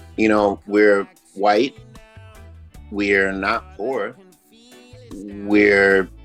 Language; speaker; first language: English; native; English